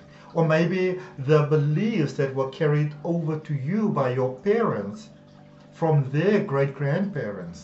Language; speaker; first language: English; native; English